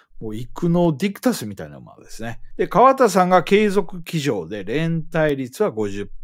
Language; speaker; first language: Japanese; native; Japanese